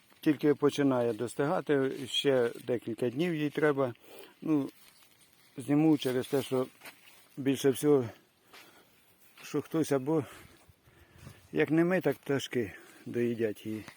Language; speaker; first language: Ukrainian; native; Ukrainian